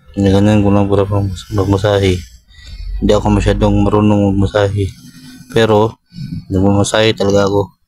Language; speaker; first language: Filipino; non-native, local second language; Cebuano